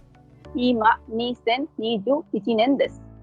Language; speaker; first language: Japanese; non-native, learner; Bangla